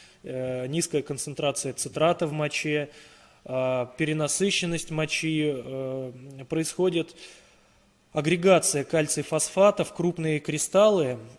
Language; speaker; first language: Russian; native; Russian